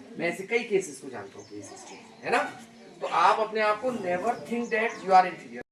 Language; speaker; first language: Hindi; native; Hindi